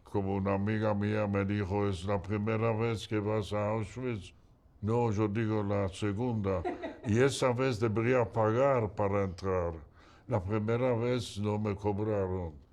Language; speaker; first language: Spanish; non-native, fluent; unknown